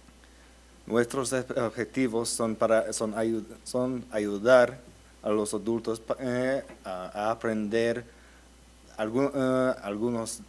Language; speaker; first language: Spanish; early bilingual, heritage; Spanish